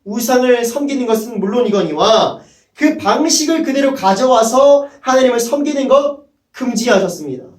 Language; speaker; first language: Korean; native; Korean